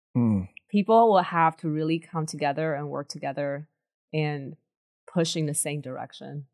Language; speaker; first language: English; early bilingual, other home language; Chinese